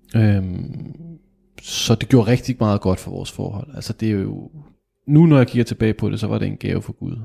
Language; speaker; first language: Danish; native; Danish